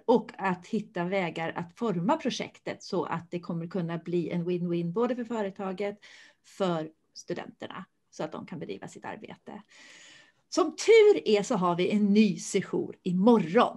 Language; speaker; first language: Swedish; native; Swedish